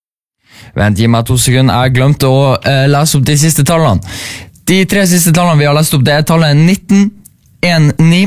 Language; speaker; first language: Norwegian; native; Norwegian